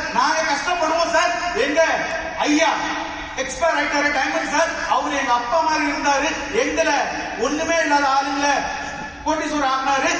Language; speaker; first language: Tamil; non-native, local second language; Gujarati